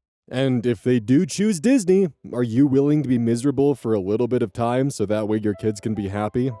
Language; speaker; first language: English; native; English